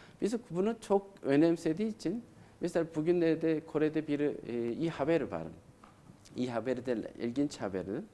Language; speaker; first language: Turkish; non-native, learner; Korean